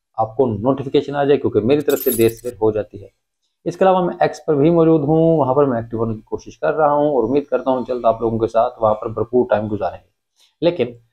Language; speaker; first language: Urdu; native; Urdu